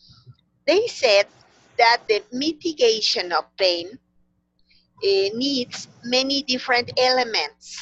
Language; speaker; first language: English; non-native, fluent; Spanish